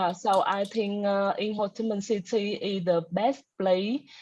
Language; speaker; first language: English; non-native, learner; Vietnamese